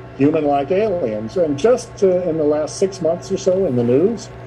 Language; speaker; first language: English; native; English